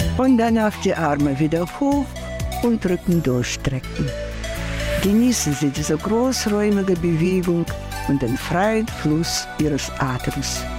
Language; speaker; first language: German; non-native, fluent; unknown